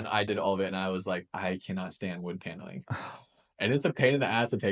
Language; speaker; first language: English; native; English